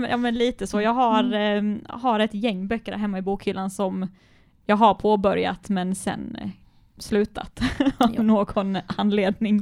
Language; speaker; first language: Swedish; native; Swedish